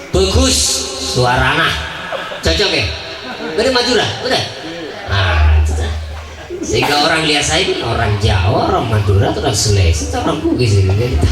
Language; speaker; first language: Indonesian; non-native, local second language; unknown